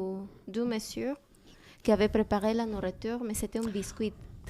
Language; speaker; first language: French; non-native, learner; Spanish